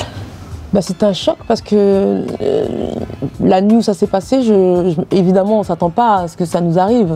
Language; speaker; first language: French; native; French